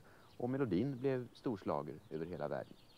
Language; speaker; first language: Swedish; native; Swedish